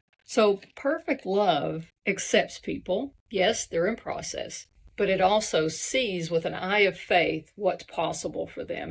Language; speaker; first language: English; native; English